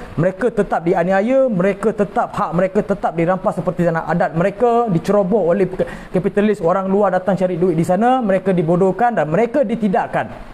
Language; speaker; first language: Malay; non-native, local second language; Tamil